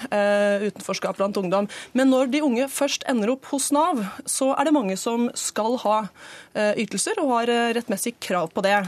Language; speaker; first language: Norwegian; native; Norwegian